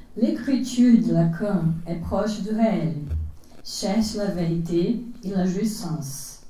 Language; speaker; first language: French; non-native, fluent; Portuguese